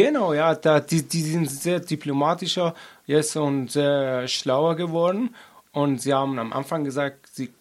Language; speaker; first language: German; non-native, learner; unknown